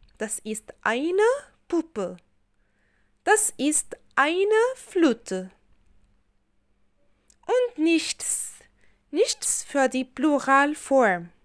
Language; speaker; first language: German; non-native, fluent; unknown